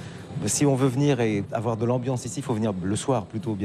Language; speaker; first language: French; native; French